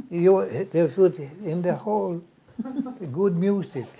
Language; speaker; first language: English; non-native, learner; Swedish